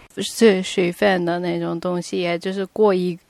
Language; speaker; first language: Chinese; non-native, fluent; Japanese